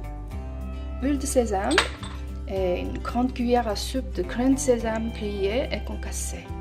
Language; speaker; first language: French; non-native, fluent; Korean